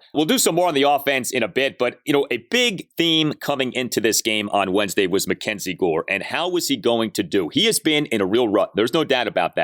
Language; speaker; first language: English; native; English